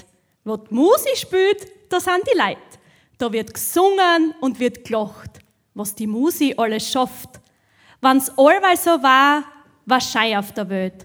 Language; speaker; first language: German; native; German